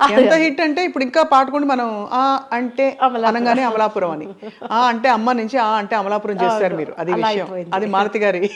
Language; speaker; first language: Telugu; native; Telugu